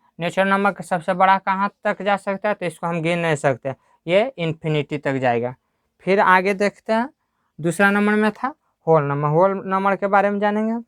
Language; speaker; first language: Hindi; native; Hindi